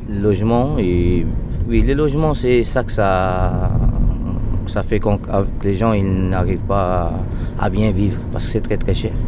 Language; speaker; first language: French; non-native, fluent; Portuguese